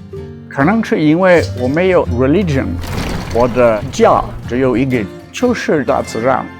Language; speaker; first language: Chinese; non-native, fluent; French